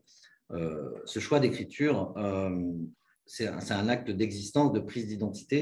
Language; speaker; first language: French; native; French